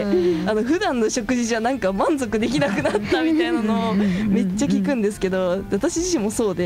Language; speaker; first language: Japanese; native; Japanese